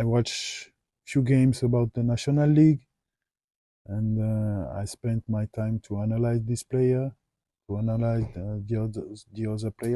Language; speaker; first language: English; non-native, learner; French